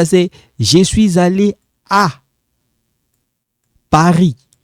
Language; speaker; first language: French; non-native, local second language; Lingala